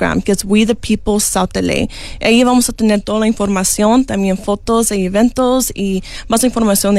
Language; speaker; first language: Spanish; early bilingual, heritage; Spanish